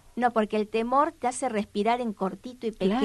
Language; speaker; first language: Spanish; native; Spanish